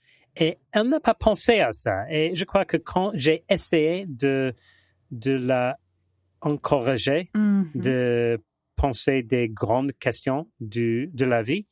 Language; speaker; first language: French; non-native, fluent; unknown